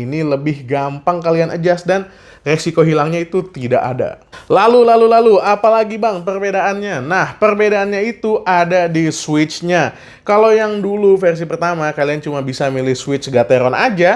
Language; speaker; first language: Indonesian; native; Indonesian